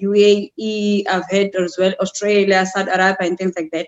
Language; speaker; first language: English; non-native, local second language; Zulu